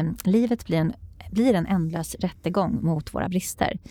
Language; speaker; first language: Swedish; native; Swedish